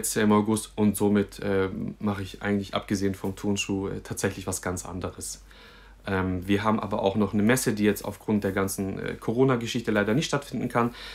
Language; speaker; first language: German; native; German